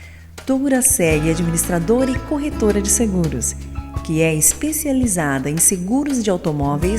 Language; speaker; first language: Portuguese; native; Portuguese